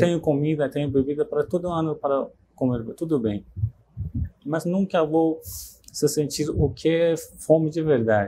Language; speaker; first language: Portuguese; non-native, fluent; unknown